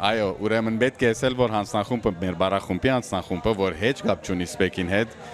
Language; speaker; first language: Armenian; early bilingual, heritage; Armenian